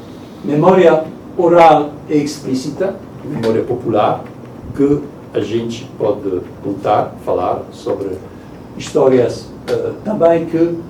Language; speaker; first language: Portuguese; non-native, learner; Italian